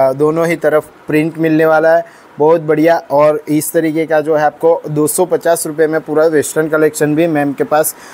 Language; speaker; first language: Hindi; non-native, local second language; Gujarati